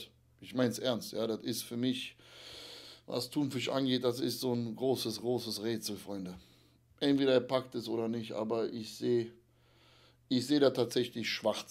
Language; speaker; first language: German; native; German